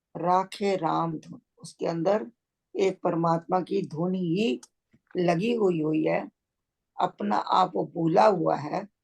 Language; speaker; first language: Hindi; native; Hindi